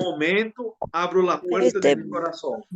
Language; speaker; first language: Portuguese; non-native, learner; Spanish